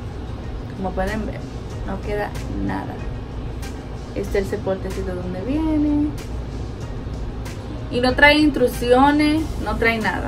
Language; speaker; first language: Spanish; early bilingual, heritage; Spanish